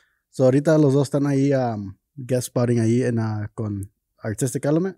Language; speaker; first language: Spanish; early bilingual, heritage; Spanish